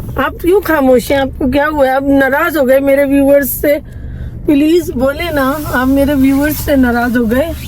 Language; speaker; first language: Urdu; native; Urdu